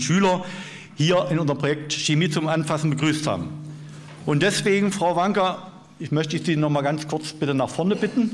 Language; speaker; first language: German; native; German